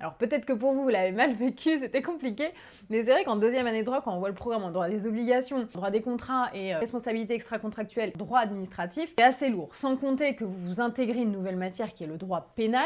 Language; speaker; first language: French; native; French